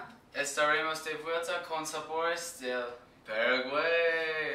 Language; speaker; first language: Spanish; non-native, learner; English